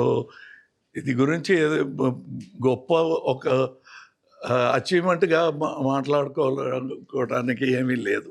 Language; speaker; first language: Telugu; non-native, fluent; Tamil